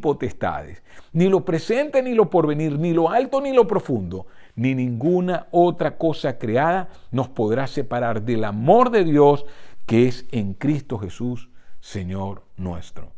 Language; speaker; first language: Spanish; native; Spanish